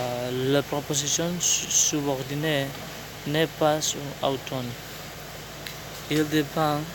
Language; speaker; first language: French; non-native, learner; Spanish